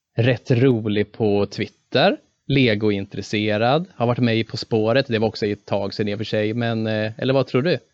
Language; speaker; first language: Swedish; native; Swedish